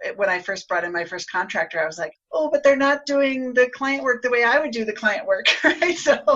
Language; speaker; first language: English; native; English